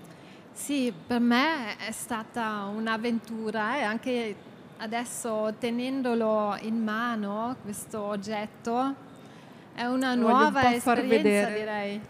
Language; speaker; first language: Italian; non-native, fluent; German